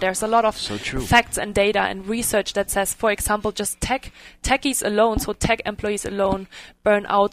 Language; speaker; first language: English; non-native, fluent; German